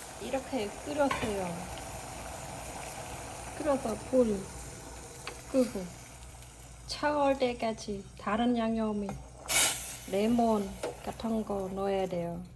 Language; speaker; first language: Korean; non-native, learner; Khmer